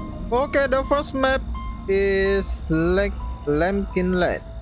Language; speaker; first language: English; non-native, learner; Indonesian